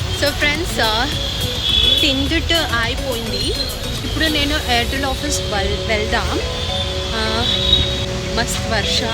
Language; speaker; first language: Telugu; non-native, local second language; Kannada